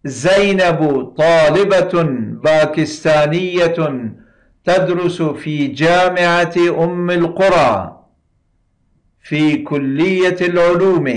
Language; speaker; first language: Arabic; non-native, fluent; Persian